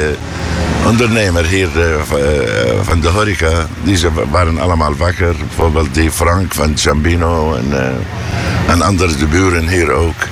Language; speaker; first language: Dutch; non-native, learner; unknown